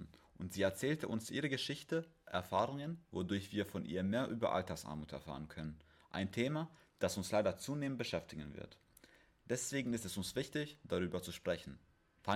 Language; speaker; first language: German; native; German